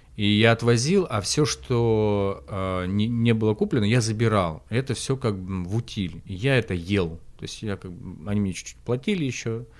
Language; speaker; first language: Russian; native; Russian